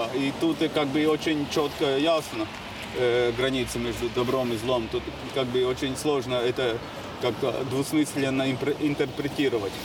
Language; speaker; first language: Russian; non-native, local second language; Latvian